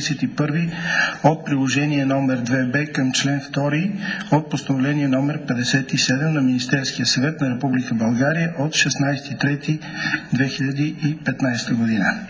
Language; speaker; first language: Bulgarian; native; Bulgarian